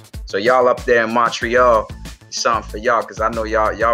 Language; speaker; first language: English; native; English